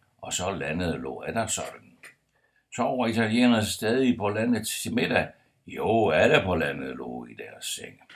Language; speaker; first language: Danish; non-native, fluent; Italian